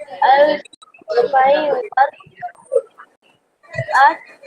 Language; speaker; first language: English; non-native, learner; Tamil